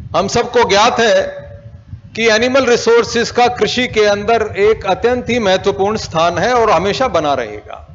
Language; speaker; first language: Hindi; native; Hindi